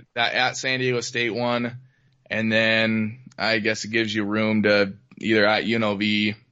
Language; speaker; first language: English; native; English